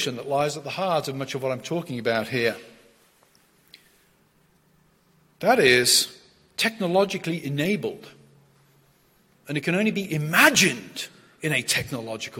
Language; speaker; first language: English; native; English